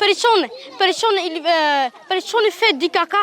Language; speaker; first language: French; non-native, learner; Malagasy